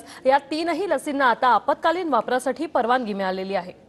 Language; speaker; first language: Marathi; native; Marathi